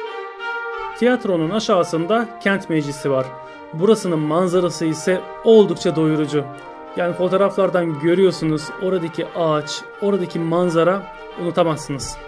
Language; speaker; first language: Turkish; native; Turkish